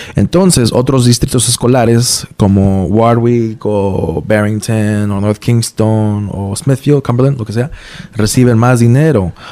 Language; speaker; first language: Spanish; early bilingual, heritage; Spanish